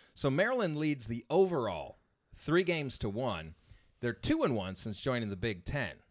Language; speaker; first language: English; native; English